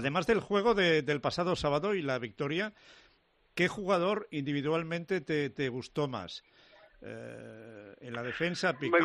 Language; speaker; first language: Spanish; native; Spanish